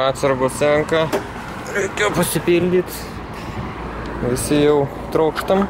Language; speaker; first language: Lithuanian; native; Lithuanian